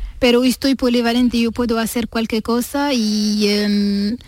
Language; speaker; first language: Spanish; non-native, learner; Arabic